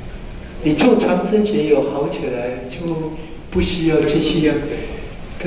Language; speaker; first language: Chinese; native; Chinese